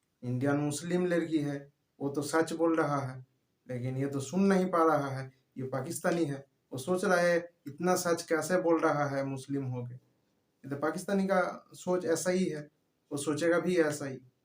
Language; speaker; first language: Hindi; non-native, local second language; Bangla